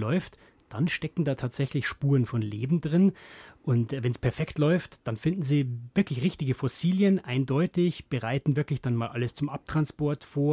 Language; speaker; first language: German; native; German